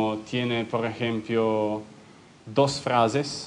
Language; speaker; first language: Spanish; non-native, fluent; Italian